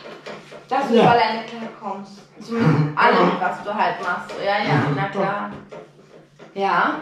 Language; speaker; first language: German; native; German